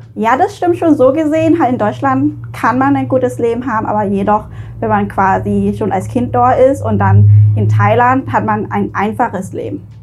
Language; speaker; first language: German; early bilingual, other home language; Thai